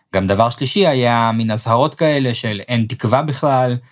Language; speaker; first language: Hebrew; native; Hebrew